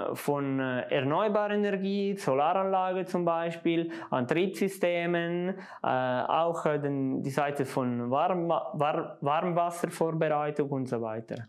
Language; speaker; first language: German; non-native, local second language; Italian